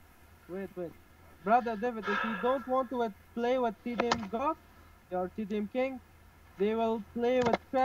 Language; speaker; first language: English; non-native, learner; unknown